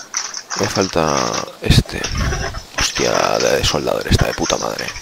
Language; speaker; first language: Spanish; native; Spanish